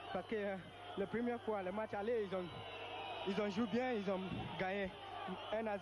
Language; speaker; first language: French; non-native, learner; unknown